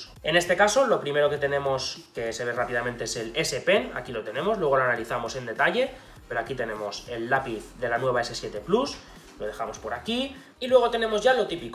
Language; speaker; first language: Spanish; native; Spanish